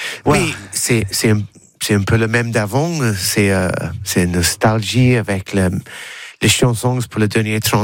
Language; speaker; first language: French; non-native, learner; English